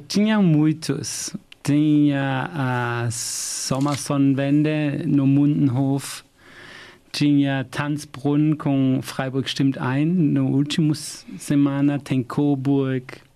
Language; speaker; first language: Portuguese; non-native, fluent; German